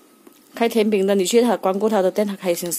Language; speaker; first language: Chinese; native; Chinese